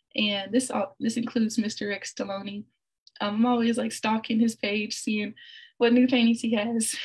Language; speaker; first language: English; native; English